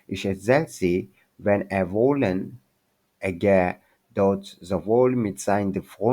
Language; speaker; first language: German; non-native, learner; Turkish